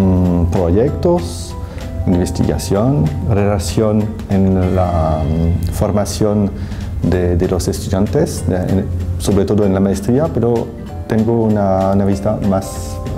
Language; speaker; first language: Spanish; non-native, fluent; French